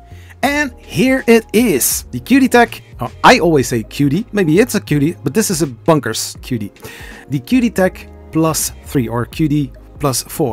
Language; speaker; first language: English; non-native, fluent; Dutch